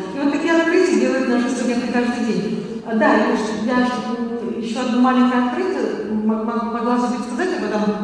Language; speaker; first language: Russian; non-native, local second language; Karachay-Balkar